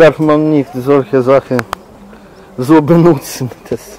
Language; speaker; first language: German; non-native, learner; Russian